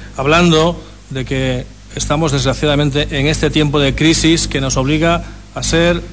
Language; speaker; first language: Spanish; non-native, local second language; Catalan